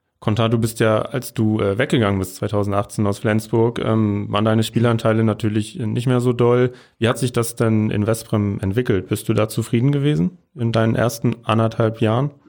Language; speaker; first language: German; native; German